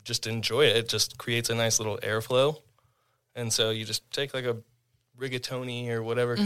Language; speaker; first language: English; native; English